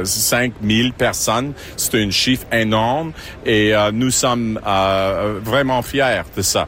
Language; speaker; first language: French; non-native, local second language; English